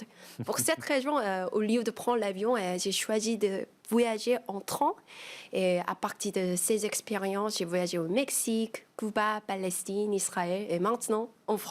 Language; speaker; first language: French; non-native, fluent; Korean